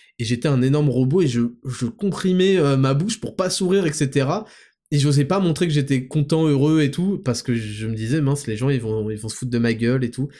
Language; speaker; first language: French; native; French